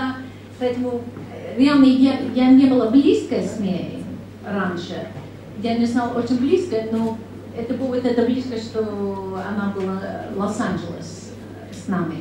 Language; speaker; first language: Russian; non-native, learner; English